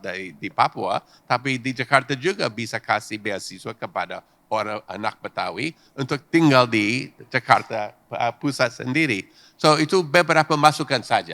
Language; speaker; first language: Indonesian; non-native, fluent; English